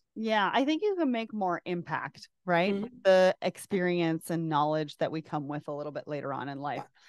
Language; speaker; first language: English; native; English